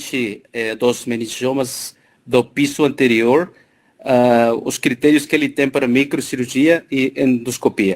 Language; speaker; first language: Portuguese; non-native, fluent; Spanish